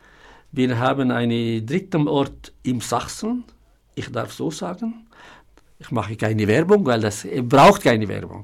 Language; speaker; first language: German; non-native, fluent; Arabic